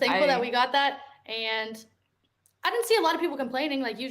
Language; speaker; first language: English; native; English